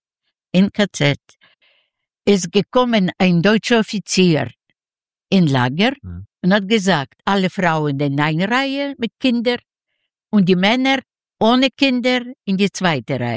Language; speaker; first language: German; non-native, learner; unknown